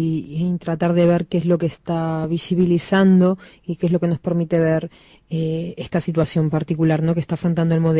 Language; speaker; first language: Spanish; native; Spanish